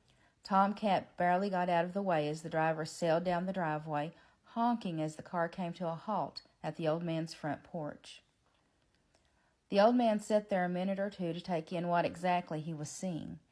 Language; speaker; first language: English; native; English